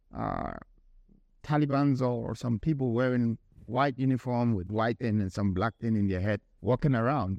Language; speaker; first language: English; non-native, local second language; Akan